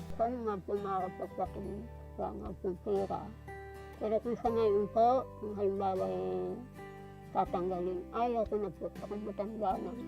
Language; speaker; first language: Filipino; native; Filipino